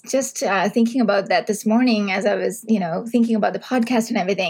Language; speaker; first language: English; non-native, local second language; Sinhala